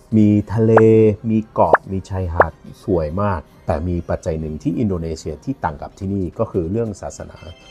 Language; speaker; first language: Thai; non-native, fluent; English